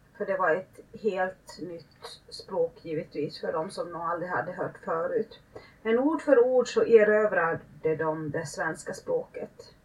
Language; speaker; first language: Swedish; early bilingual, other home language; Finnish